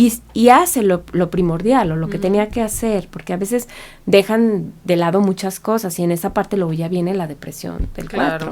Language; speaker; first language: Spanish; native; Spanish